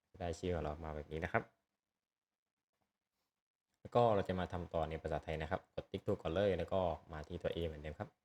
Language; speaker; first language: Thai; native; Thai